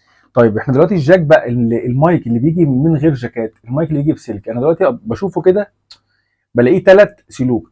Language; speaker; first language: Arabic; native; Arabic